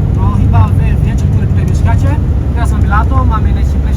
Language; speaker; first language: Polish; non-native, learner; Swahili